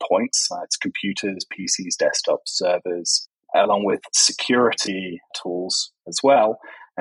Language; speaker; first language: English; native; English